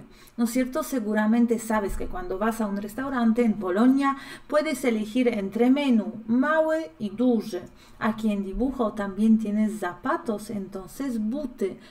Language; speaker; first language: Spanish; non-native, fluent; Polish